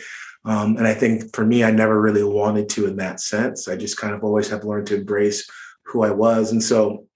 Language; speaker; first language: English; native; English